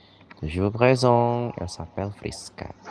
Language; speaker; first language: French; non-native, fluent; Indonesian